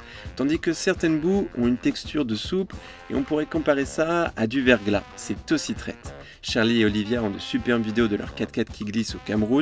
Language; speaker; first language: French; native; French